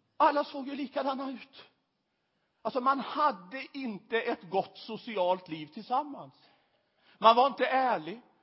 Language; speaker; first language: Swedish; native; Swedish